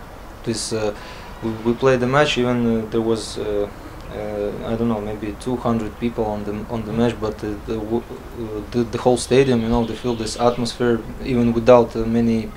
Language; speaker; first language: English; non-native, learner; Latvian